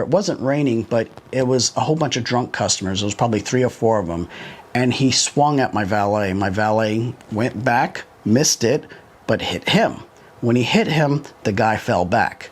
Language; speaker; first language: English; native; English